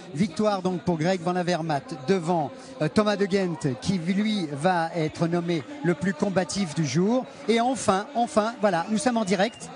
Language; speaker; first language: French; native; French